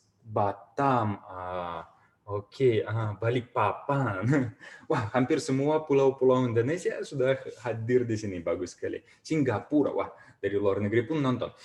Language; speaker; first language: Indonesian; non-native, fluent; Russian